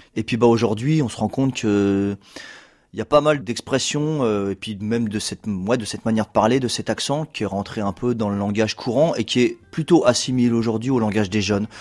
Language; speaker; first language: French; native; French